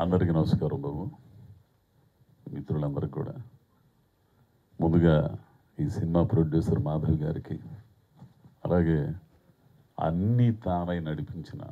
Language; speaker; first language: Telugu; native; Telugu